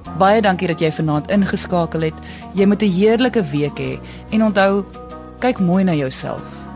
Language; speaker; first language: Afrikaans; native; Afrikaans